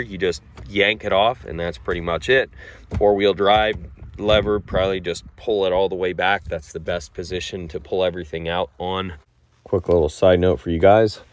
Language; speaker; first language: English; native; English